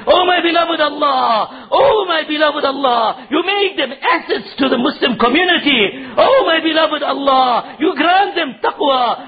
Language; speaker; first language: English; non-native, local second language; Urdu